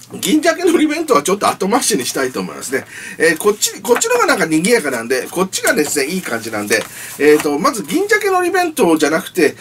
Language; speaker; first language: Japanese; native; Japanese